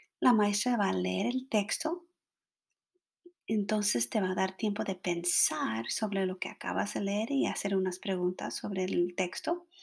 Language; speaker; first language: Spanish; non-native, fluent; English